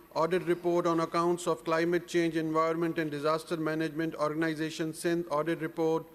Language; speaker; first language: English; non-native, local second language; Urdu